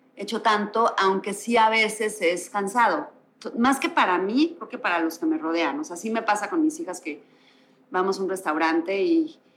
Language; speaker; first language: Spanish; native; Spanish